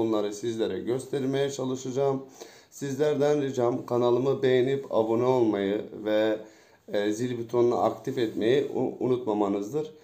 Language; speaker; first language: Turkish; native; Turkish